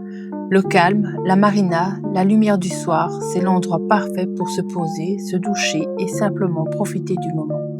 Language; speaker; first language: French; native; French